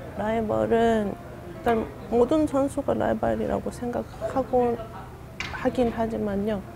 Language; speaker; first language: Korean; non-native, fluent; Japanese